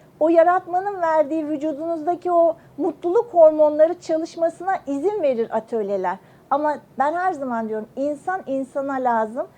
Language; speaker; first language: Turkish; native; Turkish